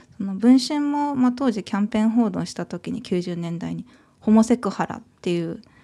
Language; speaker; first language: Japanese; native; Japanese